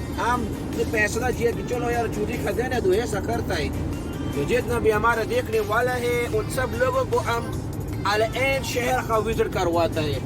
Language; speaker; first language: Urdu; non-native, local second language; Pashto